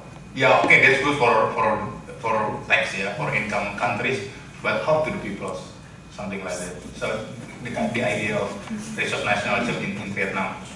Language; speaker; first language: English; non-native, learner; Indonesian